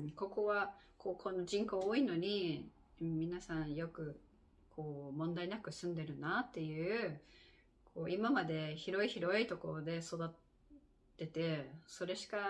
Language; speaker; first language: Japanese; non-native, fluent; English